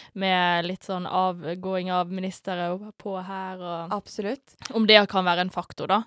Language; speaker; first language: Norwegian; early bilingual, other home language; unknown